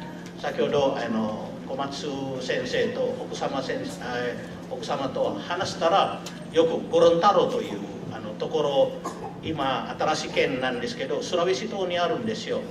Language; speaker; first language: Japanese; non-native, learner; Indonesian